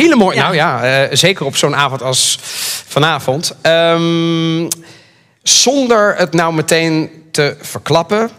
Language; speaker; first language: Dutch; native; Dutch